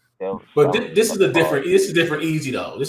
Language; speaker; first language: English; native; English